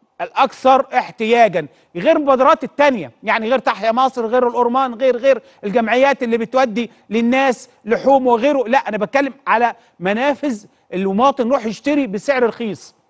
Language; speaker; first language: Arabic; native; Arabic